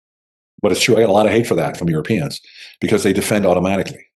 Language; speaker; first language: English; native; English